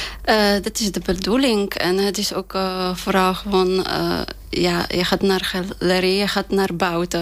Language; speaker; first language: Dutch; non-native, fluent; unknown